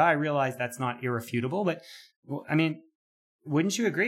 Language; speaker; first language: English; native; English